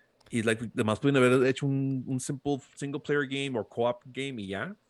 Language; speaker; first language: Spanish; early bilingual, heritage; Spanish